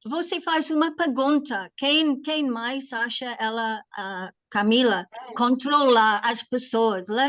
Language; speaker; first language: Portuguese; non-native, learner; English